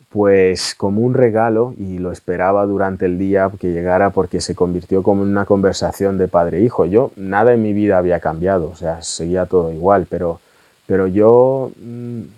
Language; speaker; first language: Spanish; early bilingual, other home language; Russian